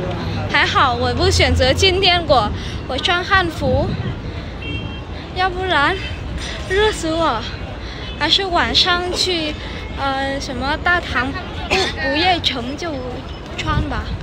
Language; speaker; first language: Chinese; non-native, fluent; Vietnamese